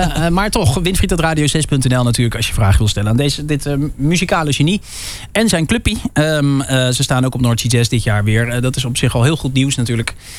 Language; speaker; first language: Dutch; native; Dutch